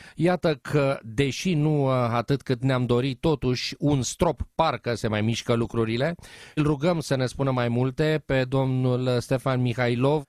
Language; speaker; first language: Romanian; native; Romanian